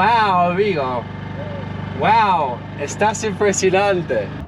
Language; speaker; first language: Spanish; non-native, learner; English